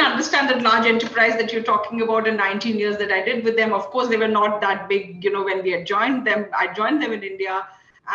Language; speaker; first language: English; non-native, local second language; Hindi